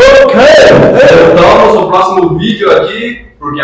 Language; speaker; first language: Portuguese; non-native, fluent; Chinese